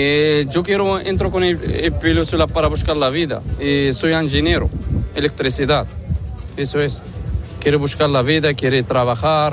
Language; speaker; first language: Spanish; non-native, learner; Arabic